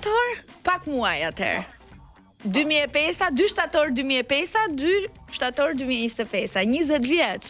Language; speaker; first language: Albanian; native; Albanian